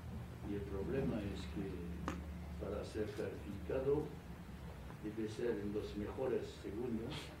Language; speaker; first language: Spanish; non-native, fluent; French